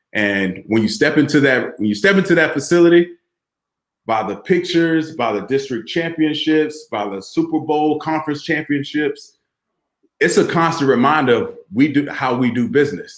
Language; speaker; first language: English; native; English